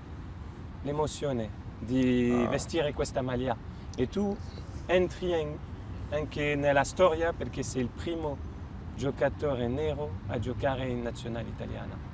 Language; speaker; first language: Italian; non-native, fluent; French